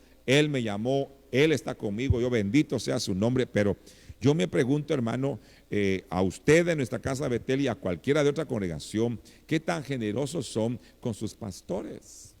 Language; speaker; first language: Spanish; native; Spanish